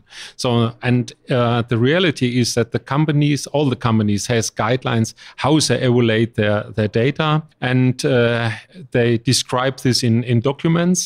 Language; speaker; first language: English; non-native, fluent; German